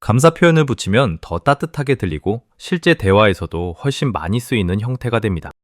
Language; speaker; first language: Korean; native; Korean